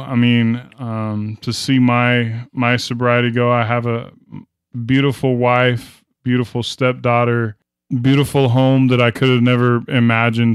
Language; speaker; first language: English; native; English